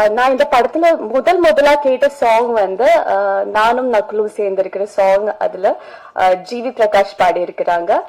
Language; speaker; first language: Tamil; non-native, fluent; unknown